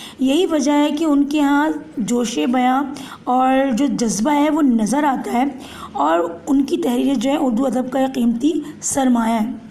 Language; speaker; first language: Urdu; native; Urdu